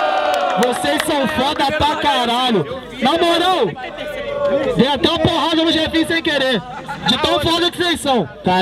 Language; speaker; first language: Portuguese; native; Portuguese